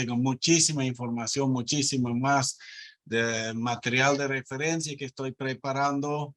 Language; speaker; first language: Spanish; non-native, fluent; Dutch